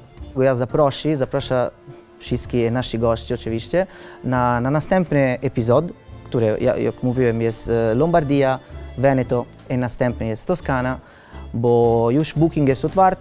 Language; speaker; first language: Polish; non-native, learner; Italian